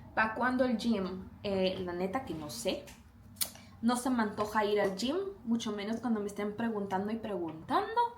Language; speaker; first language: Spanish; early bilingual, heritage; Spanish